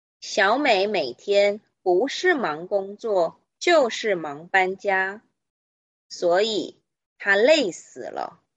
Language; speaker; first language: Chinese; native; Chinese